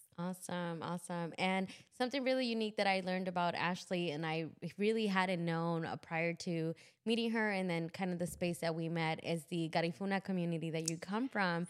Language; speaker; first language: English; early bilingual, other home language; Spanish